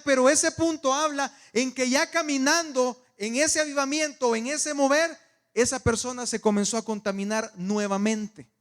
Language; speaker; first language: Spanish; native; Spanish